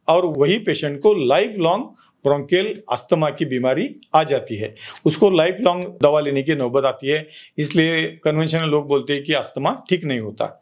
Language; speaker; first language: Hindi; non-native, local second language; Marathi